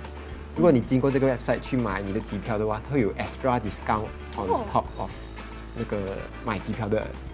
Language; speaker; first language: Chinese; native; Chinese